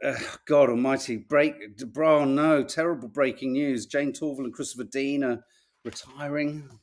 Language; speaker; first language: English; native; English